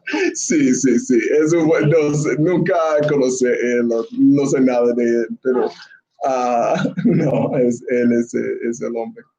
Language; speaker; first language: Spanish; non-native, learner; English